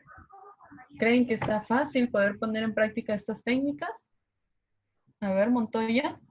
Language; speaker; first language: Spanish; native; Spanish